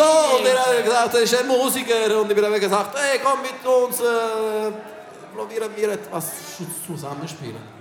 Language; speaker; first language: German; non-native, learner; Italian